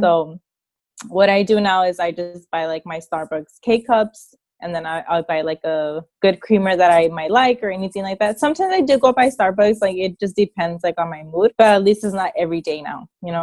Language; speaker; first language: English; early bilingual, other home language; Spanish